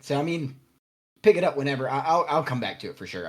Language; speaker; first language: English; native; English